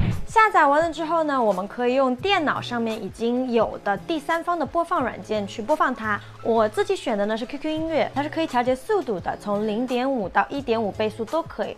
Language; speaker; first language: Chinese; native; Chinese